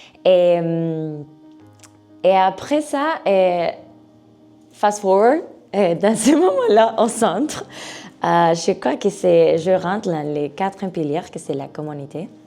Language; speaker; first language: French; non-native, learner; Spanish